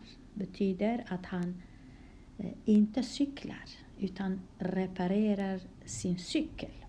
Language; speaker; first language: Swedish; non-native, fluent; Kurdish